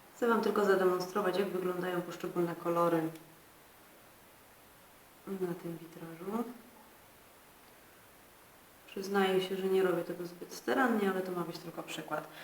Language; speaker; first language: Polish; native; Polish